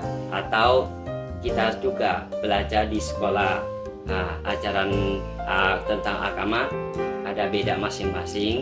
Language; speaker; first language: Indonesian; non-native, learner; Thai